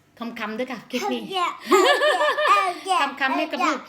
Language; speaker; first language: Thai; native; Thai